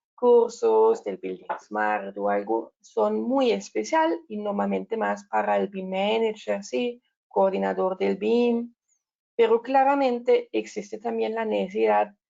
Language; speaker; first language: Spanish; non-native, learner; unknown